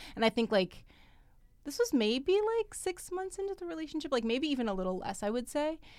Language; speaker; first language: English; native; English